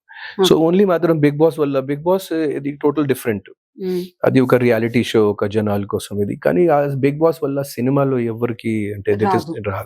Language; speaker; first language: Telugu; non-native, fluent; Hindi